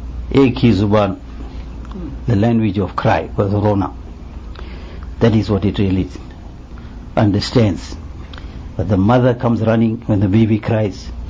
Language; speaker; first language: English; native; English